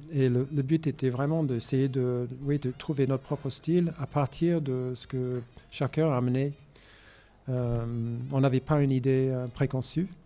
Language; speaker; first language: French; non-native, fluent; English